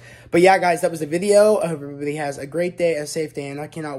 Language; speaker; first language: English; native; English